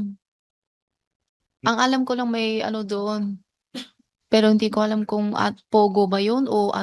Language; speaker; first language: Filipino; non-native, learner; Chinese